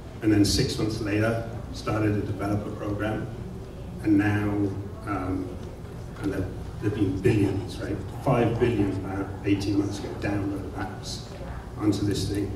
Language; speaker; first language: English; native; English